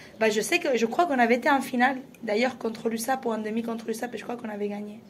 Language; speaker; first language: French; non-native, fluent; Spanish